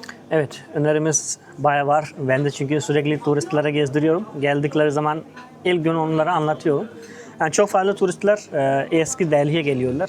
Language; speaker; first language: Turkish; non-native, fluent; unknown